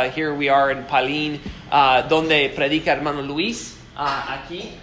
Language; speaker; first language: Spanish; non-native, fluent; English